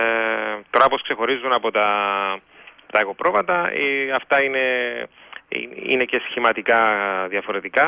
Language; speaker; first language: Greek; native; Greek